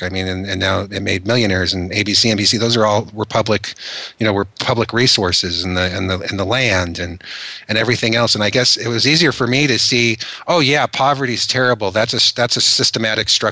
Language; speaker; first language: English; native; English